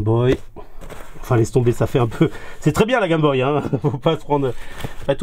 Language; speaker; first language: French; native; French